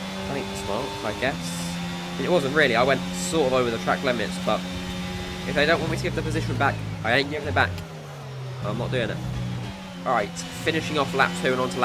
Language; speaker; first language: English; native; English